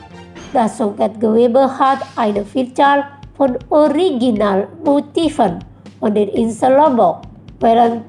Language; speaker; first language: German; non-native, learner; Indonesian